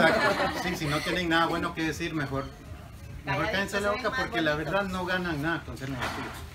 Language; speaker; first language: Spanish; early bilingual, heritage; Spanish